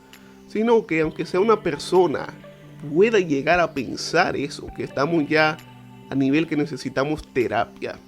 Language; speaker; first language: Spanish; native; Spanish